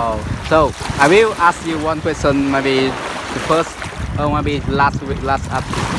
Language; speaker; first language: English; non-native, learner; Vietnamese